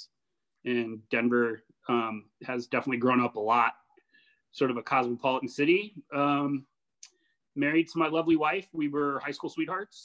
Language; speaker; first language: English; native; English